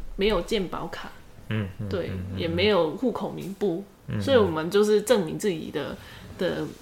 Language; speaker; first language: Chinese; native; Chinese